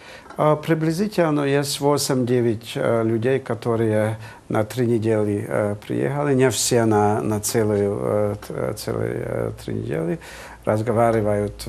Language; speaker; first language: Russian; non-native, fluent; Hungarian